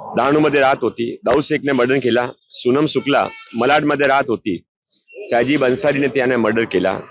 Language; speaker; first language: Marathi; non-native, local second language; Hindi